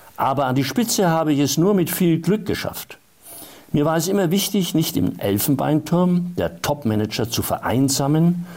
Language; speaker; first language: German; native; German